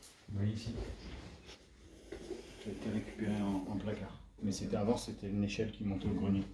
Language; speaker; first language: French; native; French